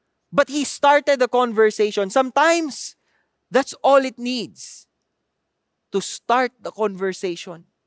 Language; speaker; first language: English; non-native, local second language; Filipino